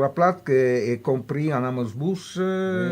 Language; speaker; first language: French; non-native, fluent; Italian